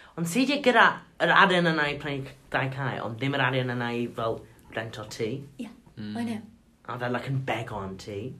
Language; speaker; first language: Welsh; native; Welsh